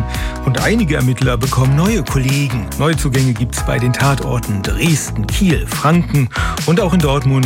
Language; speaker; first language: German; native; German